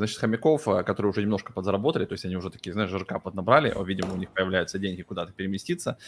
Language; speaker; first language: Russian; native; Russian